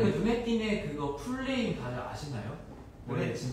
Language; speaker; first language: Korean; native; Korean